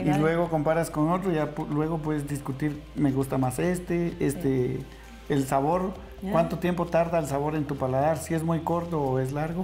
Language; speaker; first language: Spanish; native; Spanish